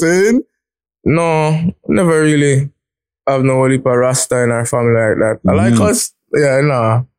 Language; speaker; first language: English; native; English